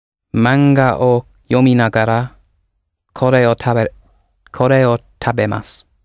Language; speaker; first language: Japanese; non-native, learner; English